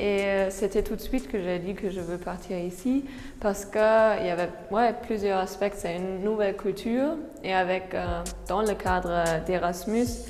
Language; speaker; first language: French; non-native, fluent; German